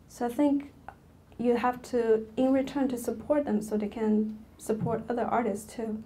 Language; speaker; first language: English; non-native, fluent; Chinese